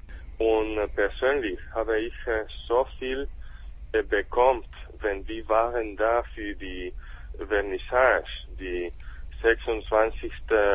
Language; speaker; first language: German; non-native, learner; Spanish